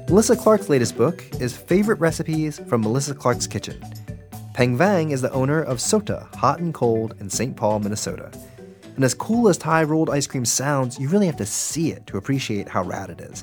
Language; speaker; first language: English; native; English